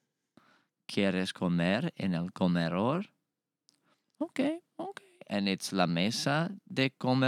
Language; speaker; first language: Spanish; non-native, learner; English